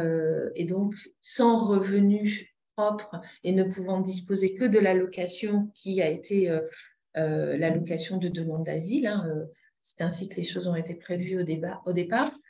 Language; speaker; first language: French; native; French